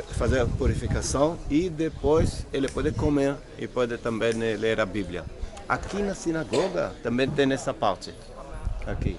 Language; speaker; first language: Portuguese; non-native, fluent; Hebrew